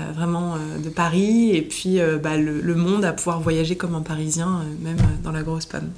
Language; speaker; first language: French; native; French